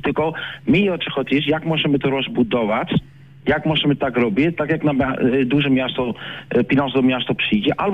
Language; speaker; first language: Polish; non-native, learner; Dutch